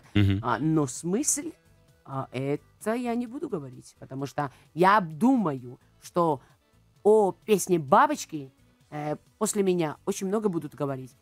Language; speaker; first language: Russian; non-native, fluent; Georgian